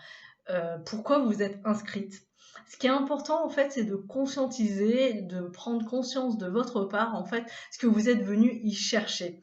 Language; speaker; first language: French; native; French